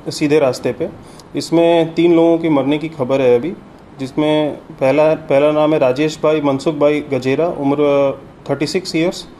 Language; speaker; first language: Hindi; non-native, local second language; Gujarati